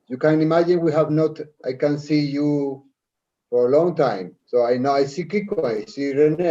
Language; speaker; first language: English; non-native, learner; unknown